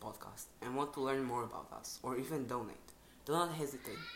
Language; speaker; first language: English; non-native, fluent; Hebrew